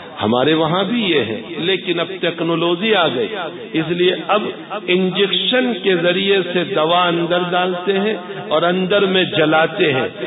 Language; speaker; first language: Urdu; non-native, local second language; Gujarati